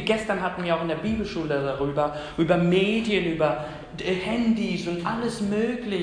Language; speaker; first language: German; non-native, fluent; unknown